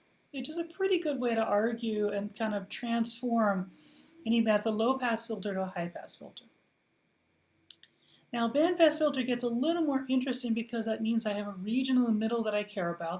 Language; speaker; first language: English; native; English